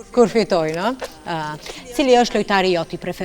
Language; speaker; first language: Albanian; native; Albanian